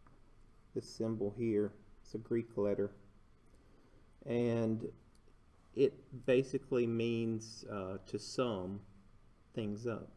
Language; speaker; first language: English; native; English